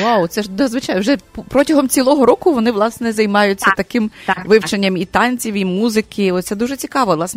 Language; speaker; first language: Ukrainian; native; Ukrainian